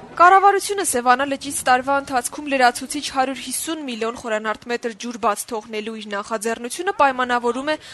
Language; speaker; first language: Armenian; native; Armenian